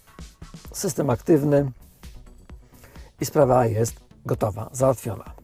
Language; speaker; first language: Polish; native; Polish